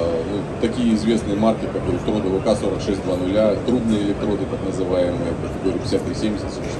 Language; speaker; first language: Russian; native; Russian